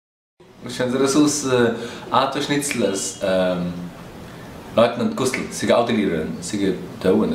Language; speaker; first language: Chinese; early bilingual, heritage; German